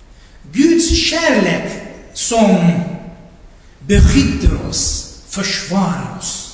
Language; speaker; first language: Swedish; non-native, fluent; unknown